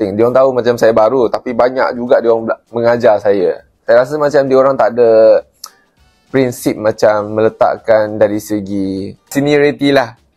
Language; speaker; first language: Malay; non-native, local second language; Chinese